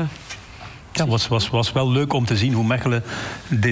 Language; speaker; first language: Dutch; native; Dutch